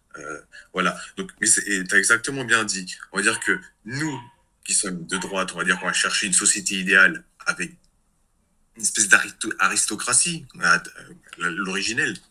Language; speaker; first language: French; native; French